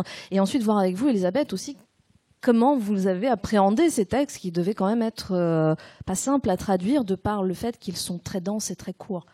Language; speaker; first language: French; native; French